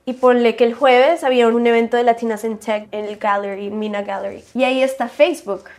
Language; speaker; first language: Spanish; early bilingual, heritage; Spanish